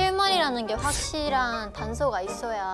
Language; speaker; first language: Korean; non-native, fluent; Japanese